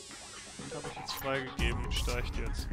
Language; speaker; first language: German; native; German